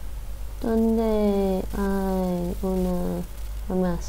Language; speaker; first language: Spanish; non-native, learner; English